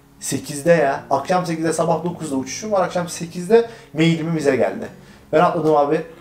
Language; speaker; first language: Turkish; native; Turkish